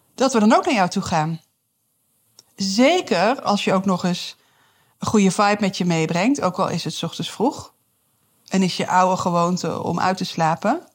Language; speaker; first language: Dutch; native; Dutch